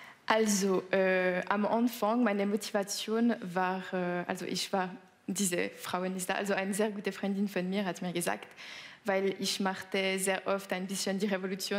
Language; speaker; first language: German; non-native, local second language; French